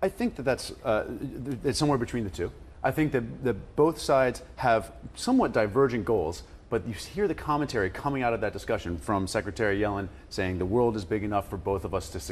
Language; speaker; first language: English; native; English